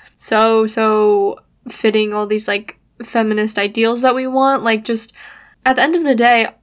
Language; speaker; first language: English; native; English